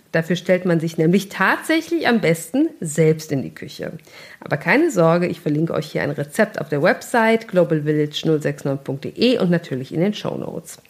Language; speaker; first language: German; native; German